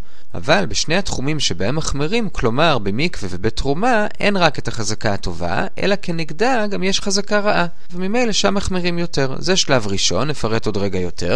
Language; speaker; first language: Hebrew; native; Hebrew